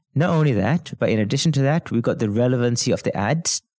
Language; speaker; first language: English; native; English